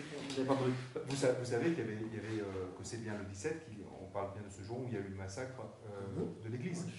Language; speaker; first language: French; native; French